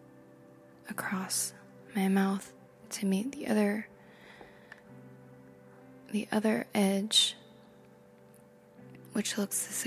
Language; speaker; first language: English; native; English